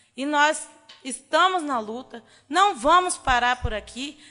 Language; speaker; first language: Portuguese; native; Portuguese